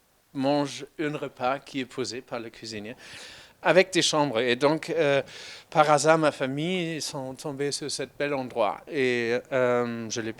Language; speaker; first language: French; non-native, fluent; German